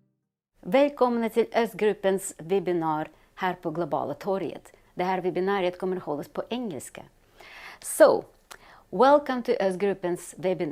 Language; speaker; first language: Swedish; non-native, fluent; Russian